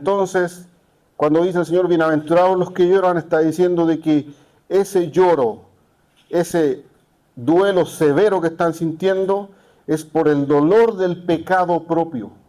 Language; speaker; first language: Spanish; native; Spanish